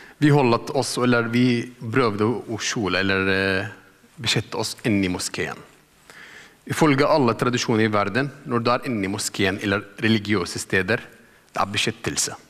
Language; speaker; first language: Norwegian; non-native, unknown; Arabic